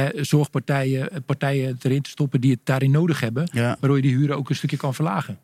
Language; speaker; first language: Dutch; native; Dutch